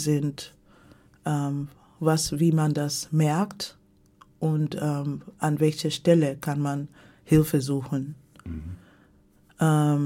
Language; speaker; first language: German; non-native, fluent; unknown